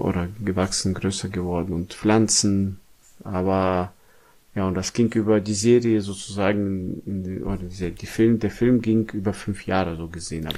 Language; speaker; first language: German; non-native, fluent; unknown